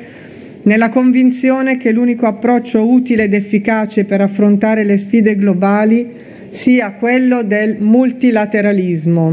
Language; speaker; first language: Italian; native; Italian